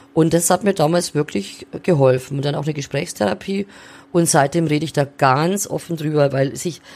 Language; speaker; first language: German; native; German